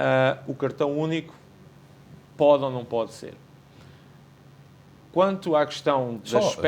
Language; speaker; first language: Portuguese; native; Portuguese